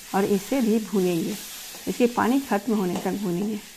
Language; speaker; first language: Hindi; native; Hindi